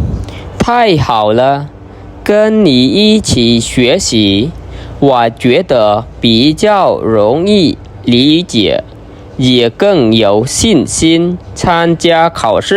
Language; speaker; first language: Chinese; non-native, fluent; Khmer